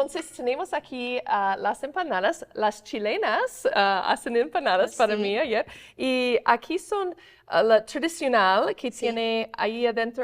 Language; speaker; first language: Spanish; non-native, fluent; English